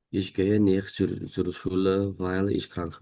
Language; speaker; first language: German; non-native, learner; Indonesian